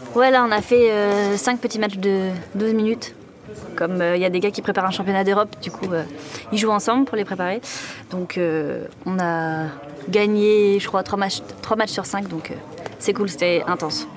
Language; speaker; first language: French; native; French